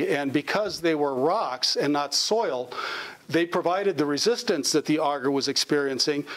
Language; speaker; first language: English; native; English